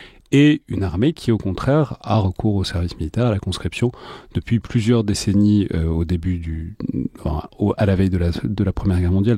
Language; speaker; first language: French; native; French